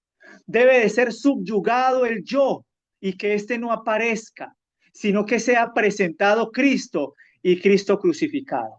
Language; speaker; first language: Spanish; native; Spanish